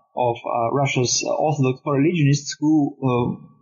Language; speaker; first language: English; non-native, fluent; Romanian